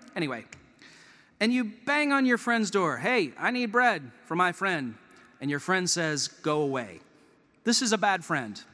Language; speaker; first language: English; native; English